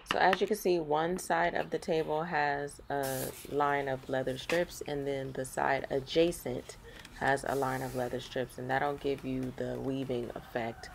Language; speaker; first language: English; native; English